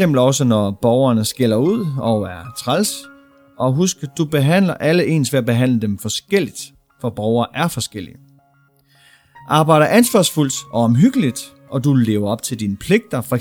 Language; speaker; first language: Danish; native; Danish